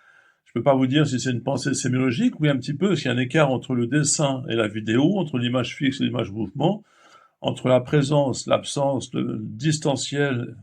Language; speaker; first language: French; native; French